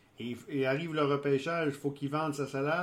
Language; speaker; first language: French; native; French